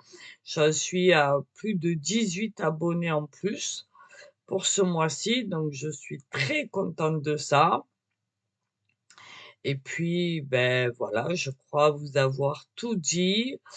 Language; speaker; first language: French; native; French